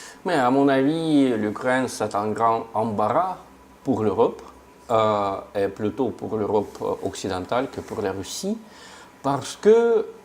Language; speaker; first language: French; non-native, fluent; Russian